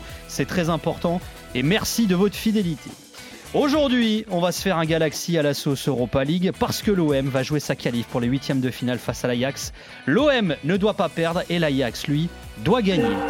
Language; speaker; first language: French; native; French